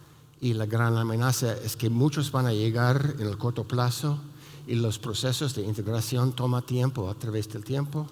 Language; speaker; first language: Spanish; non-native, fluent; English